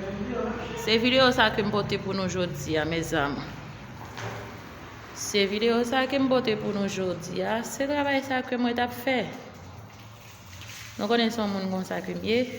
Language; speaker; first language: French; non-native, learner; Haitian Creole